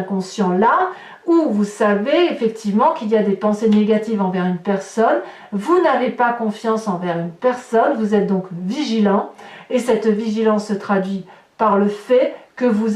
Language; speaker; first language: French; native; French